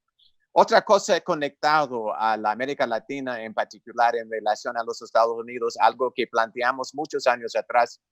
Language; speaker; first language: Spanish; non-native, fluent; English